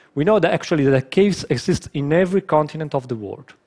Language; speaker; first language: English; non-native, fluent; Italian